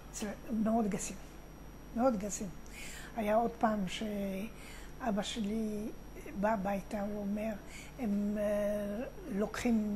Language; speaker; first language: Hebrew; non-native, fluent; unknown